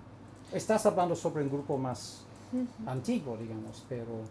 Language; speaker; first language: Spanish; non-native, fluent; English